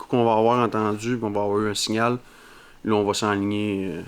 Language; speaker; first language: French; native; French